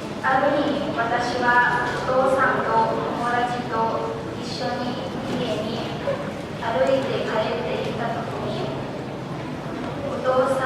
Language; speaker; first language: Japanese; non-native, learner; Lao